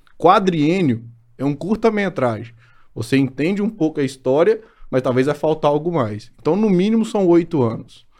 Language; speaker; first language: Portuguese; native; Portuguese